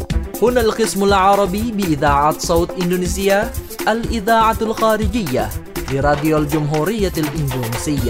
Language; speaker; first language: Arabic; non-native, local second language; Indonesian